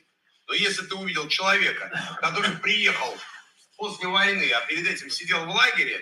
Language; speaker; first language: Russian; native; Russian